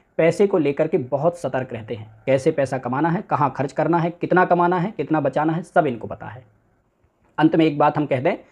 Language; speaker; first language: Hindi; native; Hindi